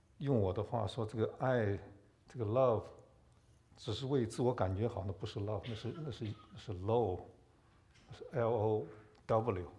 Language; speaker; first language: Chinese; native; Chinese